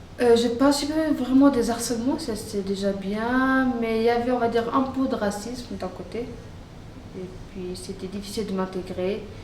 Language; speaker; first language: French; non-native, fluent; Arabic